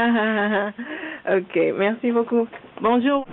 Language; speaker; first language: French; non-native, learner; English